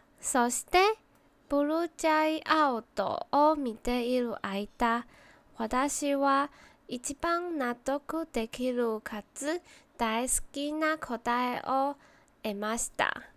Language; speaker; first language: Japanese; non-native, learner; Chinese